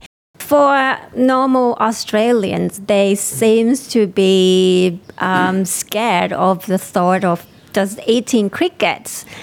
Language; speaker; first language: English; non-native, fluent; Thai